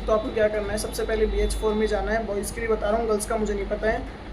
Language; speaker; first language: Hindi; native; Hindi